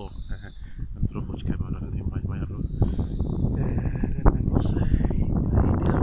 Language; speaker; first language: Hungarian; non-native, learner; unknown